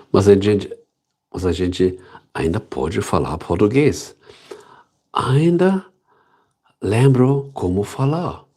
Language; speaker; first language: Portuguese; non-native, learner; German